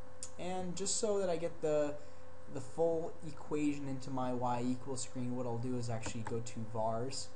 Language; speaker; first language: English; native; English